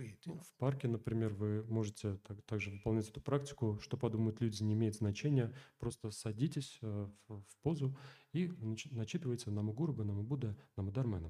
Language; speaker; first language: Russian; native; Russian